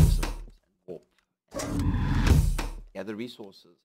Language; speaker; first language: English; native; English